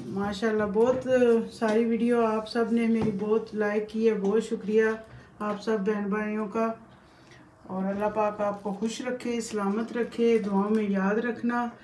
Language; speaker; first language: Hindi; native; Hindi